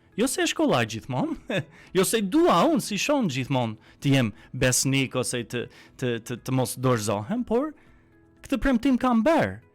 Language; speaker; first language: Albanian; non-native, fluent; English